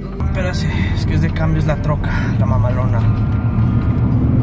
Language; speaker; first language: Spanish; early bilingual, heritage; Spanish